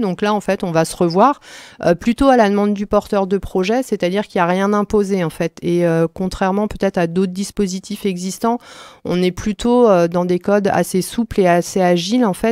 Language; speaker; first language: French; native; French